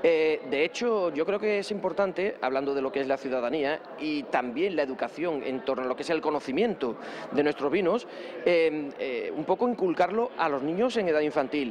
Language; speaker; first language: Spanish; native; Spanish